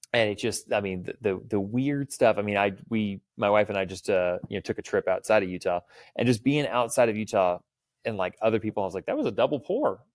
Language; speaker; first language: English; native; English